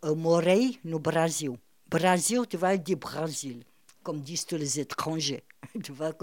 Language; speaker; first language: French; non-native, fluent; Portuguese